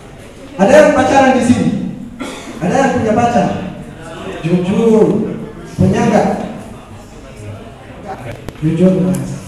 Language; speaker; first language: Indonesian; non-native, fluent; Ganda